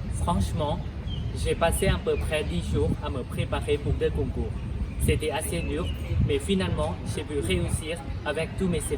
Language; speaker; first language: French; non-native, fluent; Thai